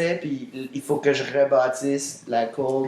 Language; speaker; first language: French; native; French